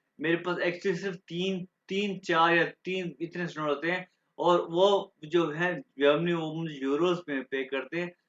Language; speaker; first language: Urdu; non-native, local second language; Punjabi